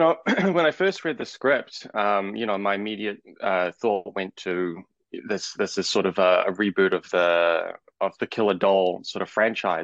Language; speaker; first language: English; native; English